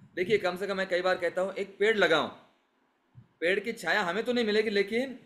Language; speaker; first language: Hindi; non-native, local second language; Marathi